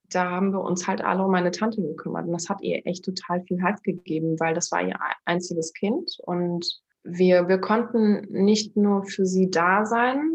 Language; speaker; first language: German; early bilingual, other home language; Turkish